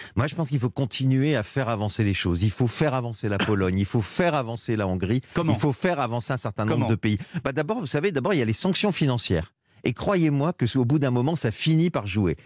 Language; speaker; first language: French; native; French